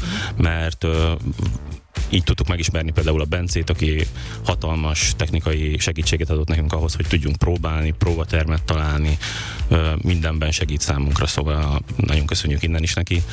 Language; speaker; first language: Hungarian; native; Hungarian